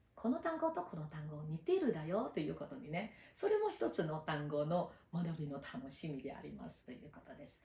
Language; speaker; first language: Japanese; non-native, fluent; Chinese